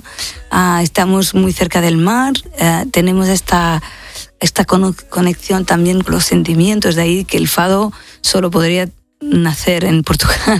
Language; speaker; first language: Spanish; non-native, fluent; Portuguese